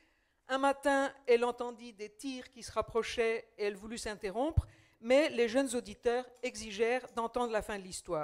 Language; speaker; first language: French; native; French